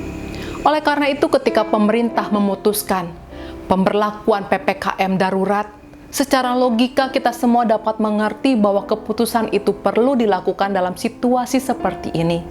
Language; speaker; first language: Indonesian; native; Indonesian